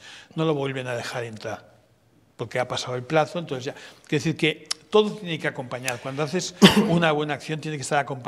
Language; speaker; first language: Spanish; native; Spanish